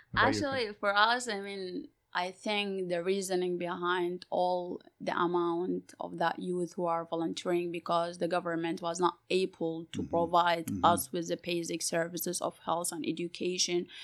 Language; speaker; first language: English; non-native, fluent; Arabic